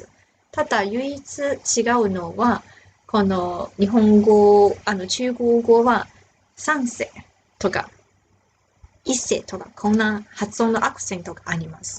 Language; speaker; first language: Japanese; non-native, fluent; Chinese